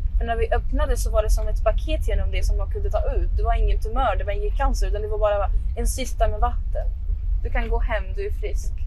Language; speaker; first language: Swedish; non-native, fluent; Arabic